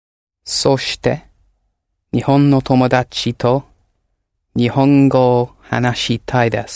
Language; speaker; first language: Japanese; non-native, learner; English